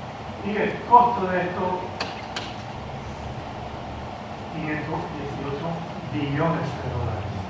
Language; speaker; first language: Spanish; early bilingual, heritage; Spanish